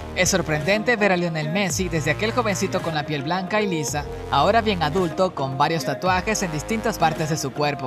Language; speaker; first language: Spanish; native; Spanish